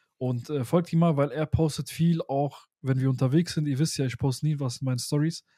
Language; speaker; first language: German; early bilingual, other home language; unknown